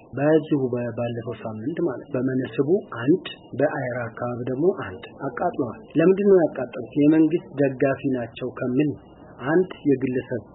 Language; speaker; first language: Amharic; non-native, local second language; Oromo